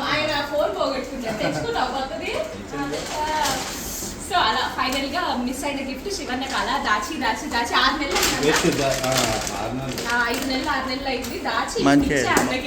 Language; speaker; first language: Telugu; native; Telugu